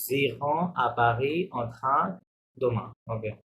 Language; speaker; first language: French; non-native, fluent; Bangla